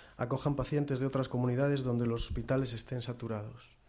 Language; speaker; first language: Spanish; native; Spanish